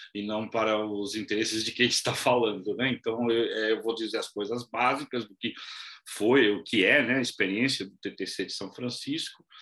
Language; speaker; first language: Portuguese; native; Portuguese